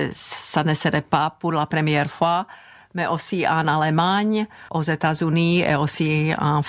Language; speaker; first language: French; non-native, fluent; Czech